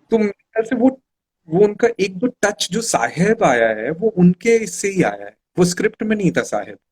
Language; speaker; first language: Hindi; non-native, local second language; Marathi